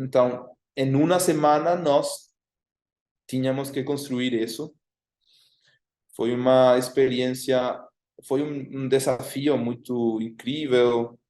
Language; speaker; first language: Portuguese; non-native, fluent; Spanish